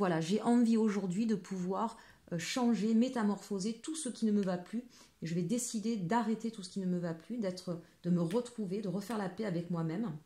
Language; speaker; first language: French; native; French